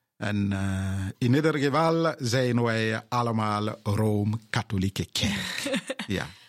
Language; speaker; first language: Dutch; non-native, fluent; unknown